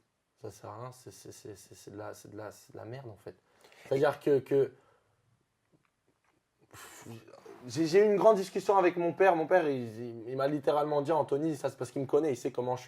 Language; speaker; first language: French; native; French